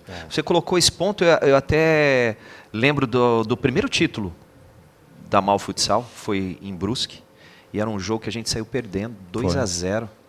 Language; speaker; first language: Portuguese; native; Portuguese